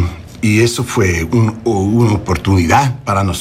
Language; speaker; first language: Spanish; non-native, learner; English